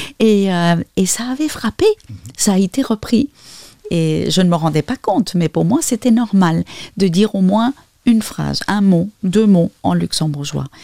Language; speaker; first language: French; non-native, fluent; Spanish